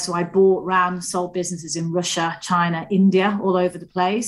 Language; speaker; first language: English; native; English